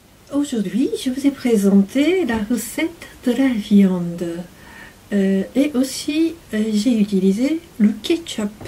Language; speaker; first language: French; non-native, fluent; Japanese